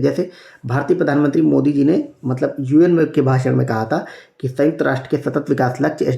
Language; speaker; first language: Hindi; native; Hindi